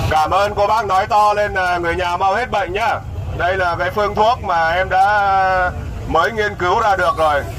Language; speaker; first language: Vietnamese; native; Vietnamese